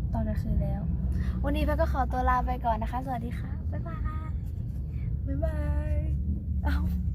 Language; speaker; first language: Thai; native; Thai